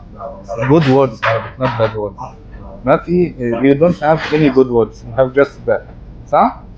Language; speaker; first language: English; non-native, fluent; Arabic